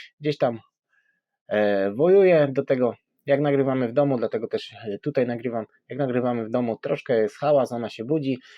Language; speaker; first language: Polish; native; Polish